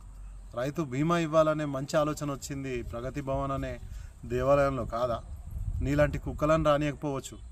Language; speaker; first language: Telugu; native; Telugu